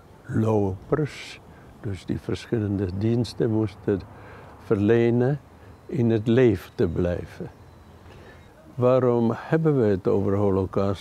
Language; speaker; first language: Dutch; non-native, fluent; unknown